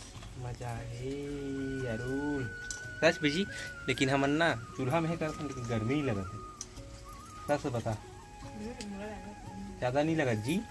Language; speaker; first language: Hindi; non-native, local second language; Chhattisgarhi